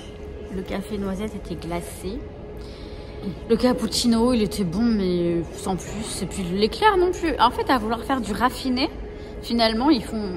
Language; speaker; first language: French; native; French